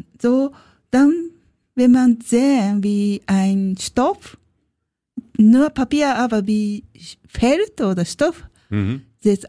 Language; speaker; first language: German; non-native, learner; Japanese